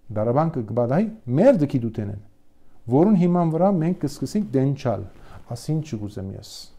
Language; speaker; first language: Armenian; early bilingual, heritage; Armenian